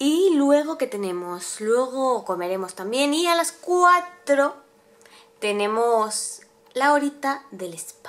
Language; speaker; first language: Spanish; native; Spanish